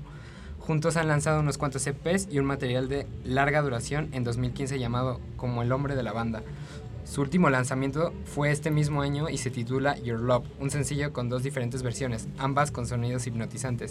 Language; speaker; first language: Spanish; native; Spanish